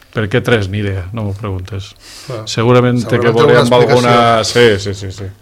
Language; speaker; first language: Catalan; native; Catalan